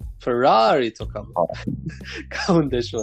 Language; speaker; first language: Japanese; non-native, fluent; Persian